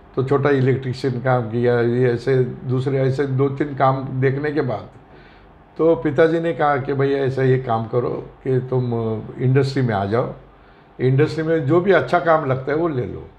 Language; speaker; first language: Hindi; non-native, local second language; Marathi